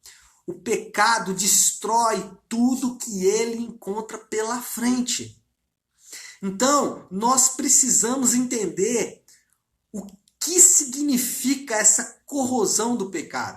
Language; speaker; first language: Portuguese; native; Portuguese